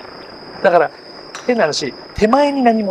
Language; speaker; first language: Japanese; native; Japanese